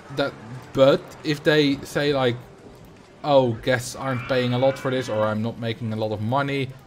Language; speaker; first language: English; non-native, fluent; Dutch